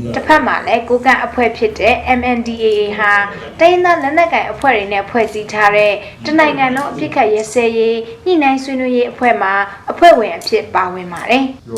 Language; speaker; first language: Burmese; native; Burmese